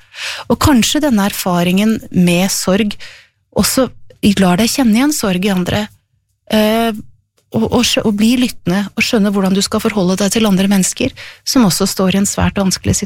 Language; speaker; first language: Norwegian; native; Norwegian